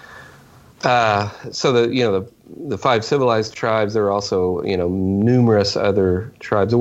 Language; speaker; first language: English; native; English